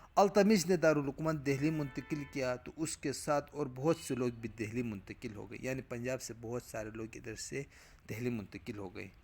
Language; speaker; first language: Urdu; non-native, local second language; Punjabi